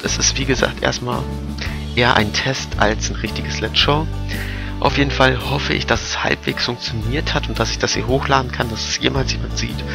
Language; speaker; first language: German; native; German